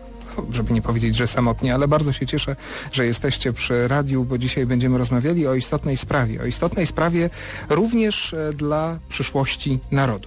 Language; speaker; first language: Polish; native; Polish